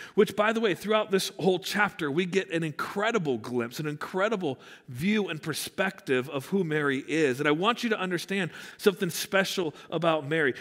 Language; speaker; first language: English; native; English